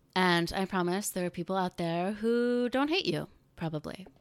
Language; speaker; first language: English; native; English